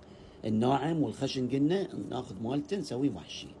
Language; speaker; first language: Arabic; native; Arabic